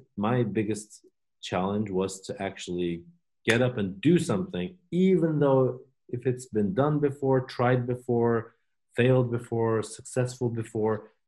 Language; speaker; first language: English; non-native, fluent; Turkish